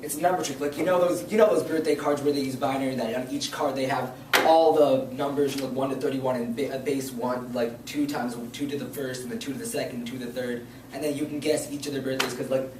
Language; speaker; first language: English; native; English